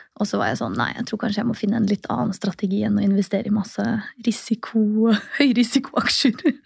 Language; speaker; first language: Norwegian; native; Norwegian